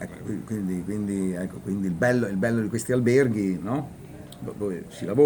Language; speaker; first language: Italian; native; Italian